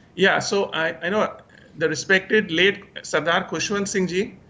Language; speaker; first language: English; early bilingual, other home language; Hindi